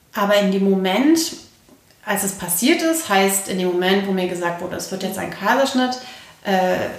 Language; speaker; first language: German; native; German